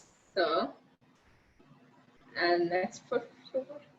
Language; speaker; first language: Spanish; non-native, learner; English